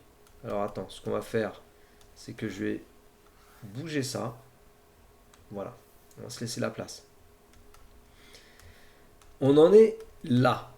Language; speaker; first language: French; native; French